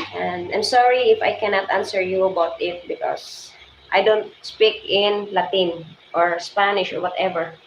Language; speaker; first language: English; non-native, local second language; Cebuano